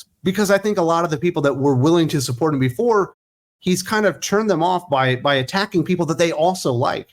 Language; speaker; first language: English; native; English